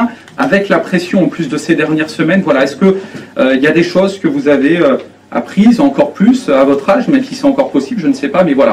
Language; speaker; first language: French; native; French